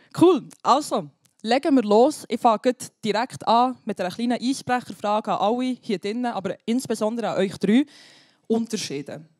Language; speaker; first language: German; non-native, local second language; Albanian